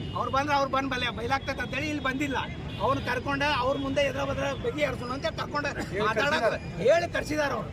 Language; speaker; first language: Kannada; native; Kannada